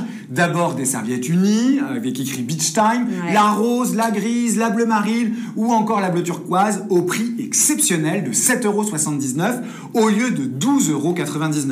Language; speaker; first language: French; native; French